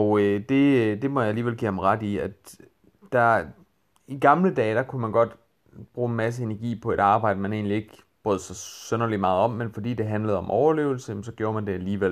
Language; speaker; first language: Danish; native; Danish